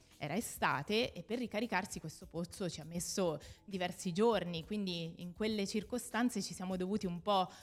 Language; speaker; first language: Italian; native; Italian